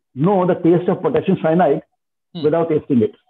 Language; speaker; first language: English; non-native, local second language; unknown